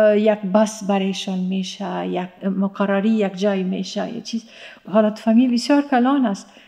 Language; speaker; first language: Persian; non-native, fluent; Arabic